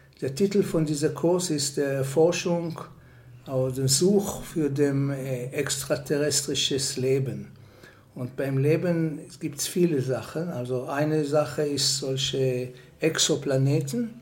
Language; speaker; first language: German; non-native, fluent; Hebrew